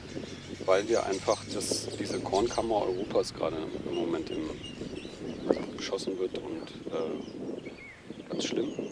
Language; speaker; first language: German; native; German